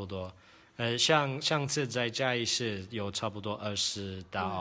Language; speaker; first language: Chinese; non-native, learner; English